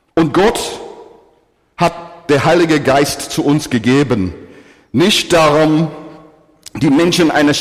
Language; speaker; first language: German; non-native, fluent; English